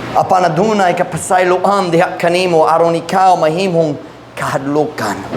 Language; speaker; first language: Cebuano; non-native, fluent; English